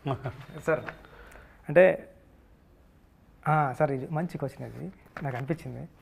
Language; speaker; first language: Telugu; native; Telugu